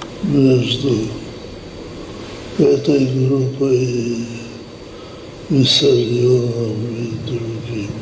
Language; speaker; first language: Russian; non-native, local second language; Georgian